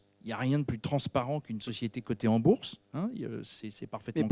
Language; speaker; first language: French; native; French